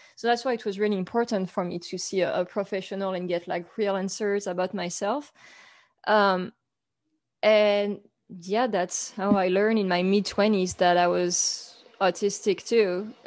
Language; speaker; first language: English; non-native, fluent; French